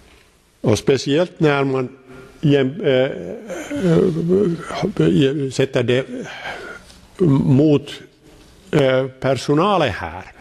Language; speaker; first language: Swedish; non-native, local second language; Finnish